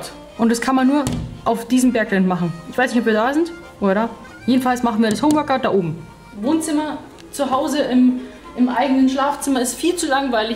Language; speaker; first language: German; native; German